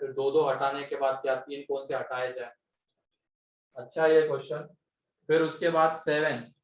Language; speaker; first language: Hindi; native; Hindi